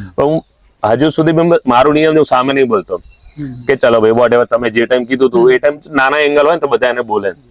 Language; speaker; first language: Gujarati; non-native, local second language; Sindhi